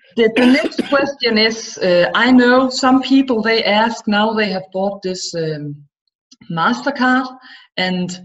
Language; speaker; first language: English; non-native, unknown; Danish